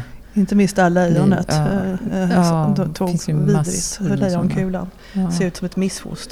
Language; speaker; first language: Swedish; native; Swedish